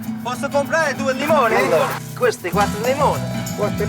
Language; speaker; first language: Italian; early bilingual, heritage; English